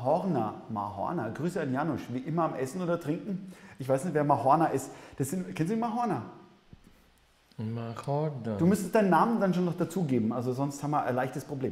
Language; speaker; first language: German; native; German